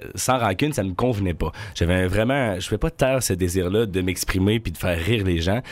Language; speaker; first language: French; native; French